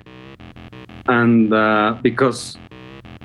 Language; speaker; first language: English; non-native, fluent; Spanish